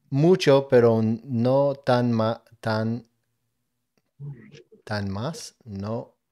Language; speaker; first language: Spanish; non-native, learner; English